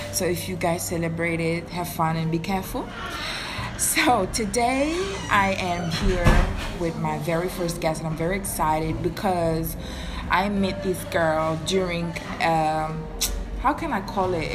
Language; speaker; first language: English; non-native, fluent; Seselwa Creole French